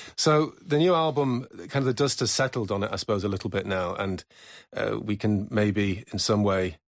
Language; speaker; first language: English; native; English